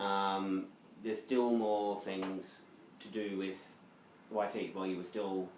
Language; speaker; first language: English; native; English